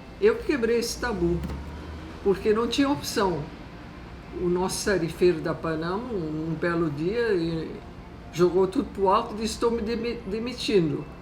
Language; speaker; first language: Portuguese; native; Portuguese